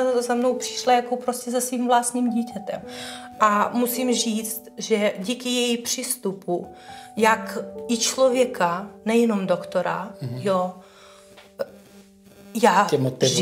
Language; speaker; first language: Czech; non-native, fluent; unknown